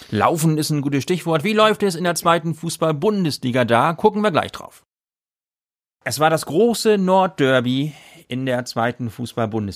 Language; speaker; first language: German; native; German